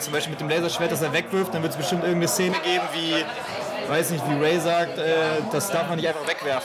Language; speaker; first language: German; native; German